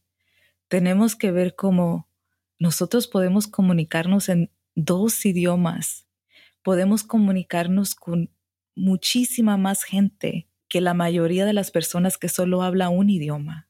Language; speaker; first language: Spanish; early bilingual, heritage; Spanish